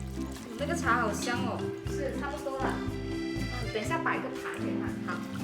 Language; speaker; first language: Chinese; non-native, local second language; Cantonese